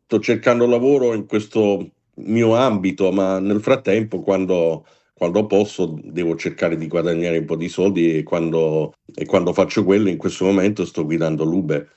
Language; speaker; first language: Italian; non-native, fluent; English